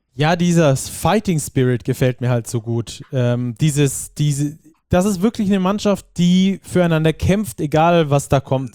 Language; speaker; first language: German; native; German